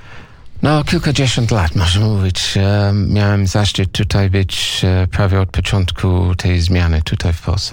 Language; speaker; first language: Polish; non-native, learner; English